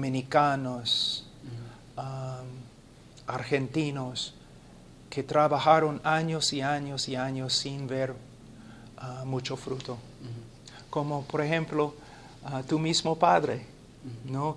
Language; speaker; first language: Spanish; non-native, fluent; English